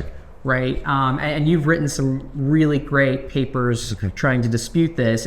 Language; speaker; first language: English; native; English